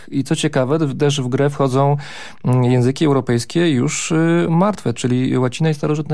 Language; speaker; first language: Polish; native; Polish